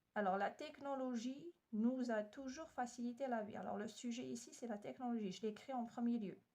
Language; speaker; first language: French; non-native, local second language; Arabic